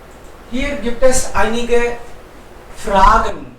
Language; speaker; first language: German; non-native, fluent; Hindi